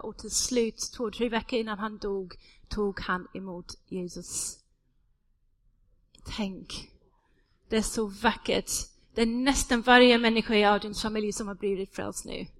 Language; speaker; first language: Swedish; non-native, fluent; English